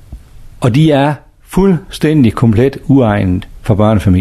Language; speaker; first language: Danish; native; Danish